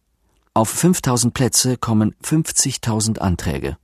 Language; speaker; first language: German; native; German